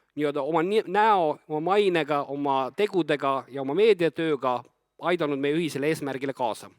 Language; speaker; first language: Estonian; native; Estonian